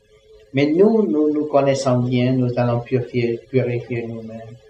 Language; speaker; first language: French; non-native, learner; Vietnamese